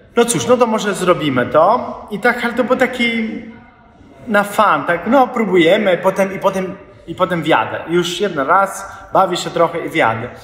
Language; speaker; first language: Polish; non-native, fluent; Italian